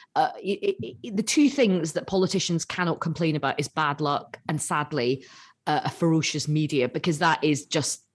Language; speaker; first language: English; native; English